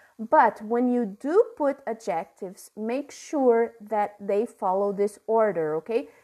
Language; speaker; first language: English; non-native, fluent; Portuguese